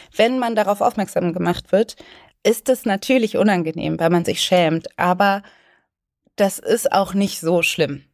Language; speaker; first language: German; native; German